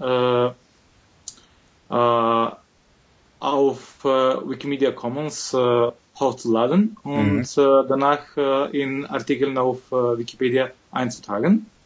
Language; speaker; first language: German; non-native, fluent; Macedonian